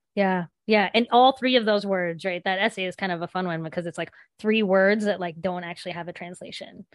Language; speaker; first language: English; early bilingual, other home language; Gujarati